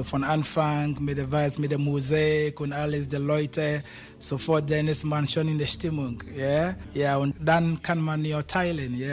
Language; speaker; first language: German; non-native, fluent; Akan